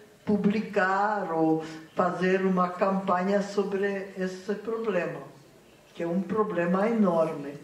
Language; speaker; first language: Portuguese; non-native, fluent; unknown